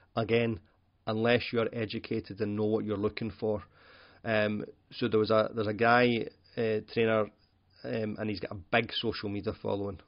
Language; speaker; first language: English; native; English